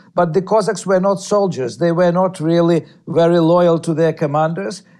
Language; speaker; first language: English; non-native, fluent; Russian